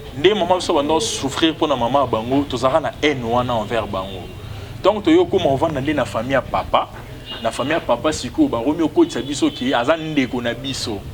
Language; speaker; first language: Lingala; native; Lingala